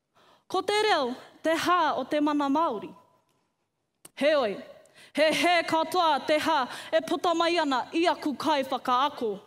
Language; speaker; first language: Māori; non-native, local second language; English